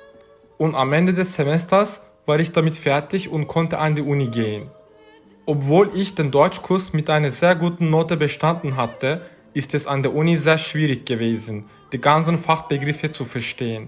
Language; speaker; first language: German; non-native, fluent; Turkish